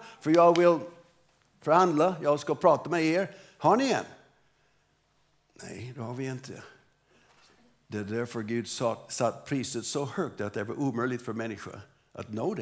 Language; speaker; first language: Swedish; non-native, fluent; English